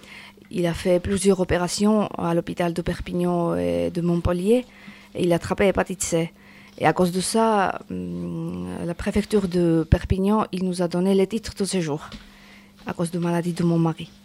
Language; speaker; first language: French; non-native, learner; Georgian